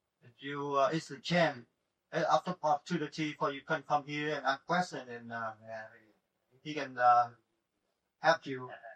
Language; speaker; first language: English; non-native, learner; Vietnamese